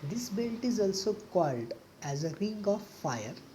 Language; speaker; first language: English; non-native, local second language; Marathi